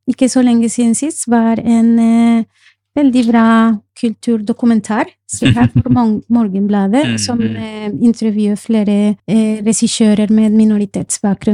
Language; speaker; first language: Norwegian; non-native, fluent; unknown